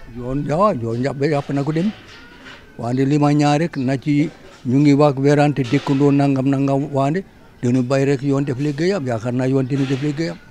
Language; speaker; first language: Wolof; native; Wolof